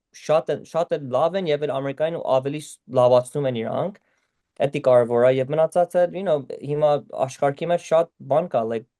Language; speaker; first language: Armenian; early bilingual, heritage; Armenian